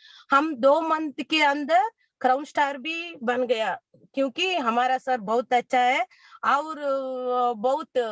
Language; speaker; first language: Hindi; non-native, local second language; Kannada